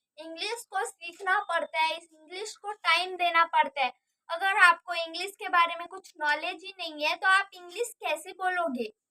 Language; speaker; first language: Hindi; native; Hindi